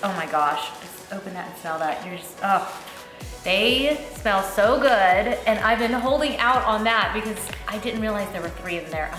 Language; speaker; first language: English; native; English